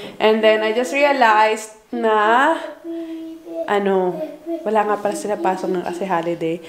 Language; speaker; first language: Filipino; native; Filipino